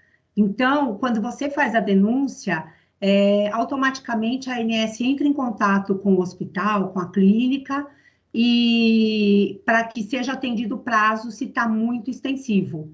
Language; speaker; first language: Portuguese; native; Portuguese